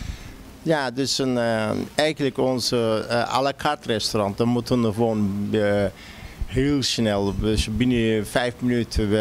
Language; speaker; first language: Dutch; non-native, fluent; Turkish